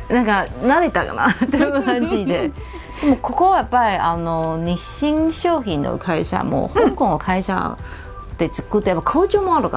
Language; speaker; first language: Japanese; non-native, fluent; Chinese